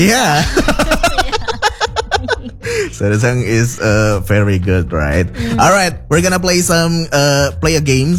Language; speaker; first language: English; non-native, fluent; Indonesian